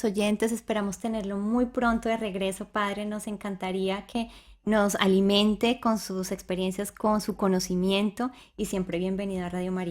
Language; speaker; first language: Spanish; native; Spanish